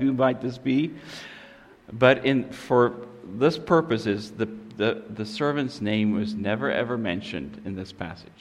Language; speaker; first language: English; non-native, local second language; Afrikaans